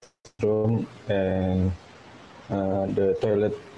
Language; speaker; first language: English; non-native, learner; Indonesian